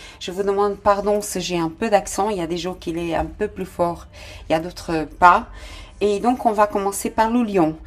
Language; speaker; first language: French; non-native, fluent; Portuguese